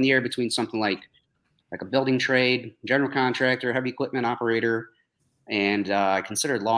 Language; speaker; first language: English; native; English